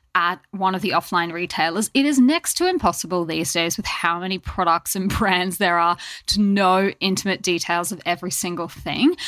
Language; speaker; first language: English; native; English